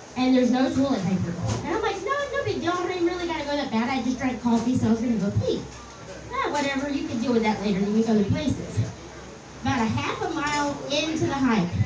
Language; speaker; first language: English; native; English